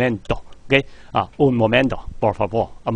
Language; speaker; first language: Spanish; non-native, fluent; Cantonese